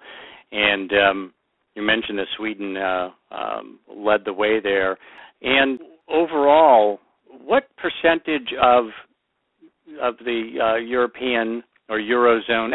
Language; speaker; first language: English; native; English